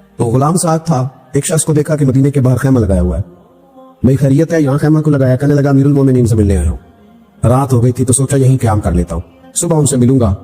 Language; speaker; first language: Urdu; non-native, local second language; Punjabi